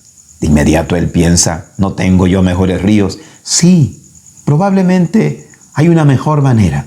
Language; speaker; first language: Spanish; native; Spanish